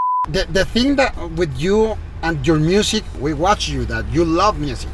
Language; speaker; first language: English; non-native, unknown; Spanish